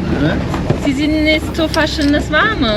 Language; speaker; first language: Turkish; non-native, learner; German